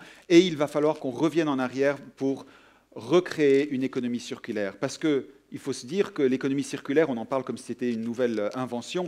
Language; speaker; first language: French; native; French